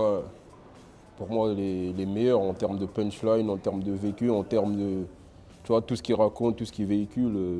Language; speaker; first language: French; native; French